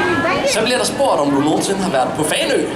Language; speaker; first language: Danish; native; Danish